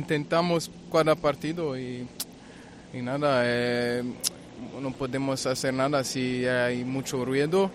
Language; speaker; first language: Spanish; non-native, fluent; German